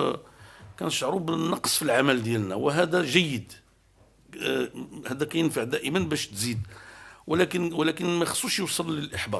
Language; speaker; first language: Arabic; native; Arabic